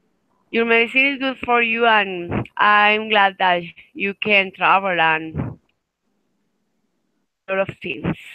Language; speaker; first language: English; non-native, fluent; Spanish